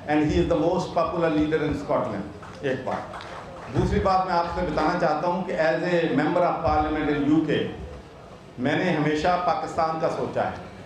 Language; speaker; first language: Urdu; non-native, local second language; Punjabi